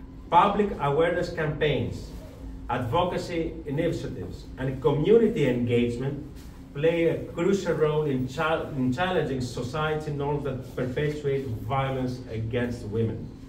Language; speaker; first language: English; non-native, fluent; Greek